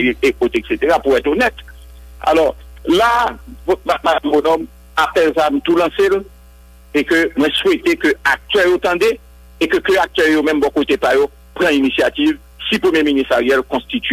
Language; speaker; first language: French; non-native, local second language; Haitian Creole